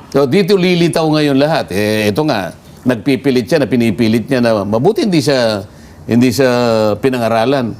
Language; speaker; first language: Filipino; non-native, local second language; Pampanga